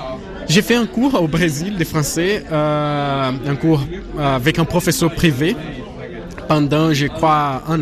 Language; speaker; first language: French; non-native, learner; Portuguese